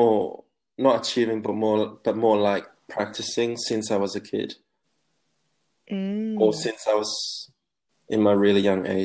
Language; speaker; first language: English; non-native, local second language; Cantonese